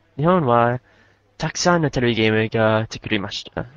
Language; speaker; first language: Japanese; non-native, learner; English